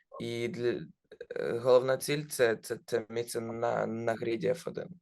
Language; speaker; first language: Ukrainian; non-native, local second language; Russian